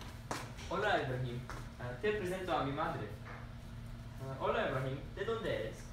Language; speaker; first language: Spanish; non-native, learner; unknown